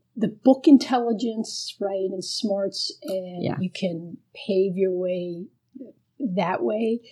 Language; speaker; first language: English; early bilingual, other home language; Spanish